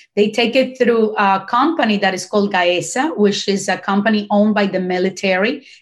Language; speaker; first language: English; non-native, fluent; Spanish